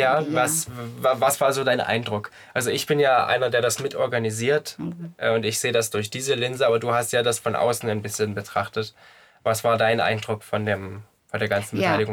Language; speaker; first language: German; native; German